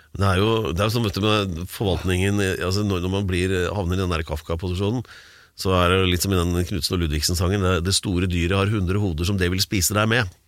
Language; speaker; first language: Norwegian; native; Norwegian